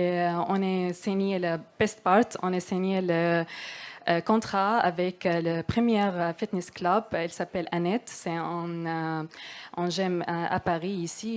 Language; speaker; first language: French; non-native, learner; Arabic